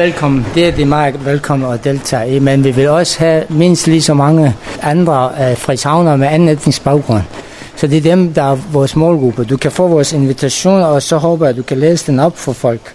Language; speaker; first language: Danish; non-native, fluent; Persian